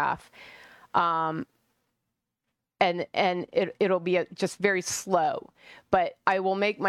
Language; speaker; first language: English; native; English